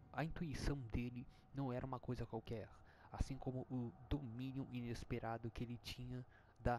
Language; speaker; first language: Portuguese; native; Portuguese